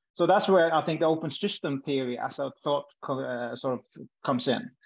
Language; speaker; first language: English; non-native, fluent; Norwegian